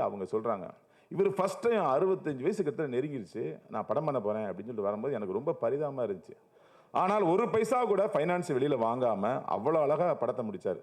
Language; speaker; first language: Tamil; native; Tamil